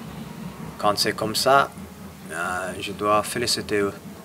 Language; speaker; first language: French; non-native, fluent; English